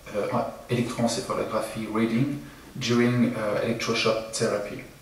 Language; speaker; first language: English; non-native, fluent; French